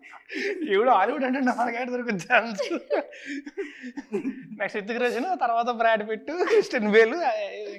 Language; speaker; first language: Telugu; native; Telugu